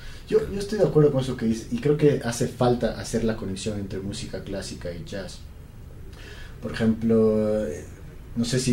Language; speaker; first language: Spanish; native; Spanish